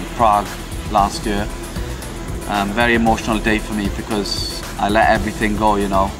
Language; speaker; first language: English; native; English